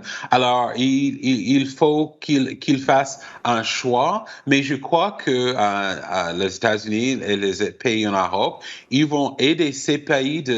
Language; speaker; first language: French; non-native, fluent; English